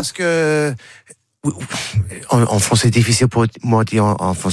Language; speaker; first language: French; non-native, learner; English